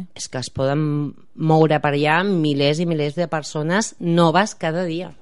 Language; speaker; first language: Catalan; non-native, local second language; Spanish